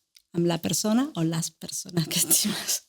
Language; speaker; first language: Catalan; non-native, learner; Spanish